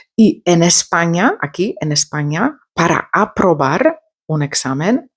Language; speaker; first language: Spanish; non-native, fluent; Polish